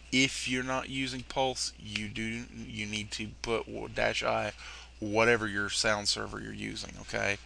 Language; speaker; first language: English; native; English